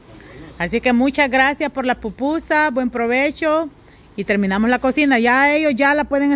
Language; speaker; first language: Spanish; native; Spanish